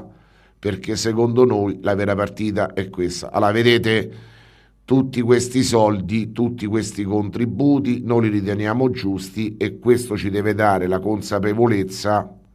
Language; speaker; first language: Italian; native; Italian